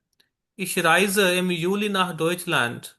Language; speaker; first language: German; non-native, learner; Urdu